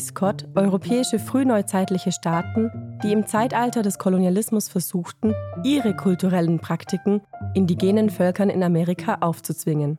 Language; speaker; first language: German; native; German